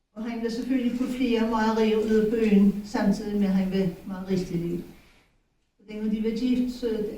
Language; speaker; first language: Danish; native; Danish